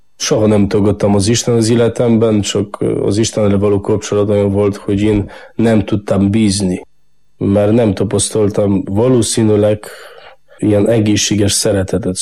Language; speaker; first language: Hungarian; non-native, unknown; Polish